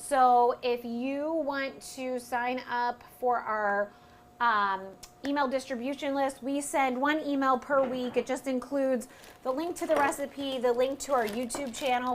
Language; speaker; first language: English; native; English